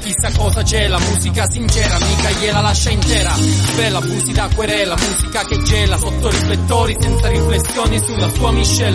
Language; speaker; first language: Italian; native; Italian